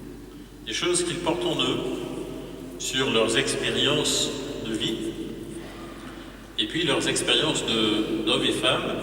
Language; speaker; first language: French; native; French